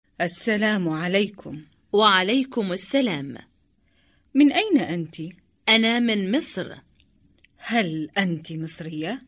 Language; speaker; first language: Arabic; non-native, learner; Indonesian